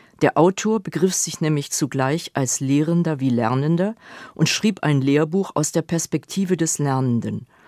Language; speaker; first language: German; native; German